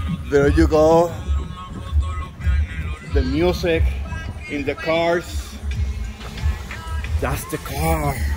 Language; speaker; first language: English; non-native, local second language; Spanish